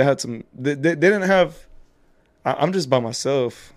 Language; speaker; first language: English; early bilingual, other home language; Spanish